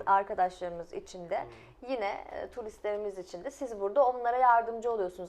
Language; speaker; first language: Turkish; native; Turkish